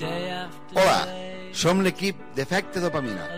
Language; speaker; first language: Catalan; native; Catalan